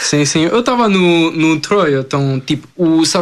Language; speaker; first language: Portuguese; early bilingual, other home language; French